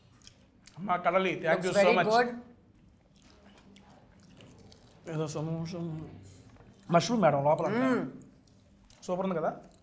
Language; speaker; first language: Telugu; native; Telugu